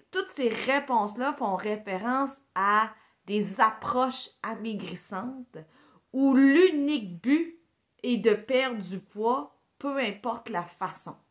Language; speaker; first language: French; native; French